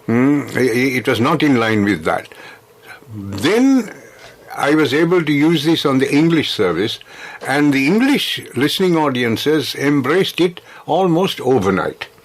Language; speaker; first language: English; non-native, local second language; Sinhala